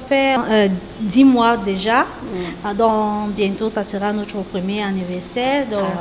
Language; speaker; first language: French; non-native, local second language; English